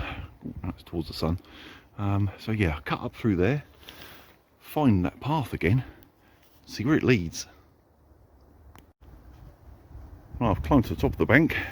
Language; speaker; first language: English; native; English